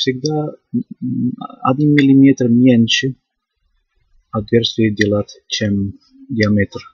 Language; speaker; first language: Russian; non-native, learner; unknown